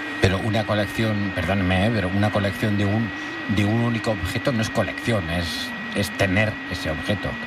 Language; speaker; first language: Spanish; native; Spanish